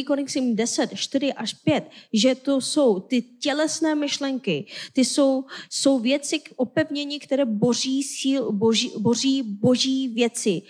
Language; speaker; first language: Czech; non-native, fluent; Korean